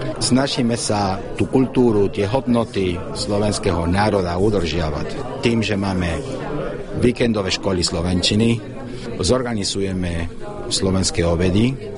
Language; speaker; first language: Slovak; non-native, fluent; Spanish